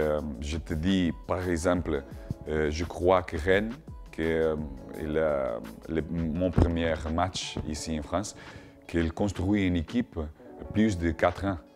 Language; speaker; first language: French; non-native, learner; Portuguese